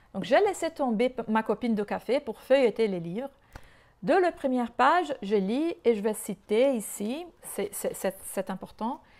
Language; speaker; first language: French; non-native, fluent; Portuguese